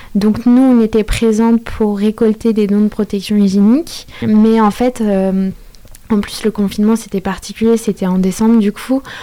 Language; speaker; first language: French; native; French